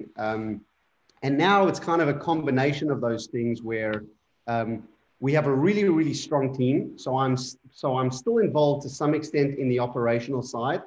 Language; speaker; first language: English; native; English